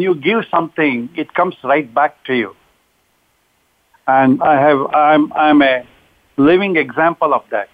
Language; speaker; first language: English; non-native, local second language; Kannada